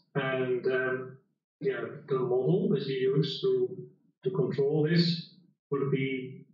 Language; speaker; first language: English; non-native, fluent; Dutch